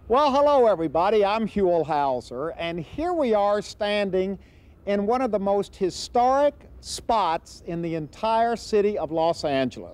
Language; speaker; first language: English; native; English